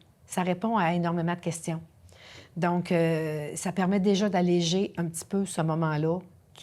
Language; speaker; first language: French; native; French